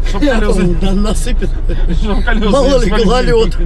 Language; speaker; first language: Russian; native; Russian